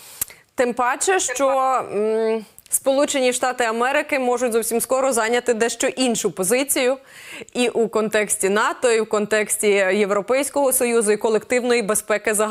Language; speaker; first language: Ukrainian; native; Ukrainian